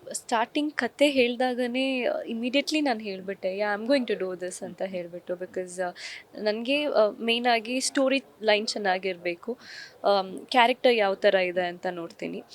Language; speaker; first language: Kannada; non-native, local second language; Kodava